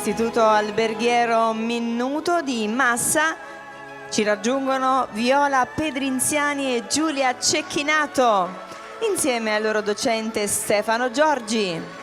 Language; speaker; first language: Italian; native; Italian